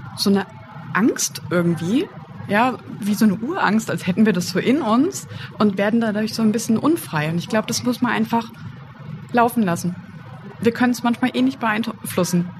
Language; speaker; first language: German; native; German